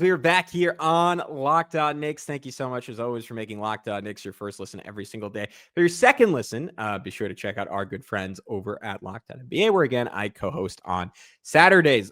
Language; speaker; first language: English; native; English